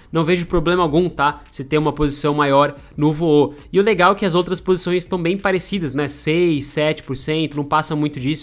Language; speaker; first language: Portuguese; native; Portuguese